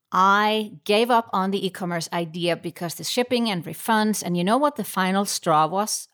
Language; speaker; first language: English; non-native, fluent; Icelandic